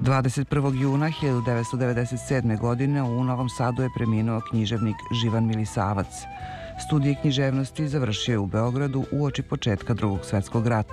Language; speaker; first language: Serbian; native; Serbian